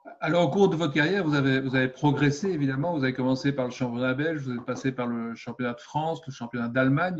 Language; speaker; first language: French; native; French